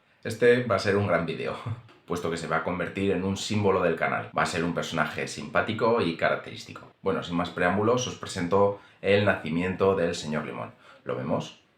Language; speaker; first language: Spanish; native; Spanish